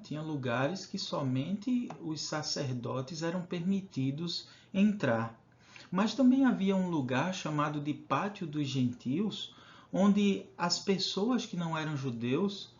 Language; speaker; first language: Portuguese; native; Portuguese